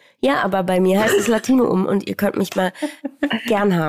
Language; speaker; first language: German; native; German